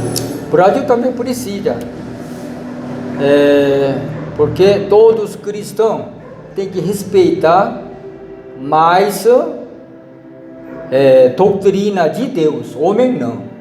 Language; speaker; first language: Portuguese; non-native, learner; Korean